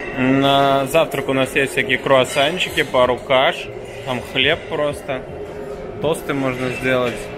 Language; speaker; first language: Russian; native; Russian